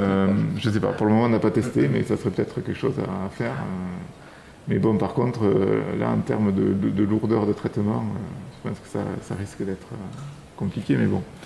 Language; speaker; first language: French; native; French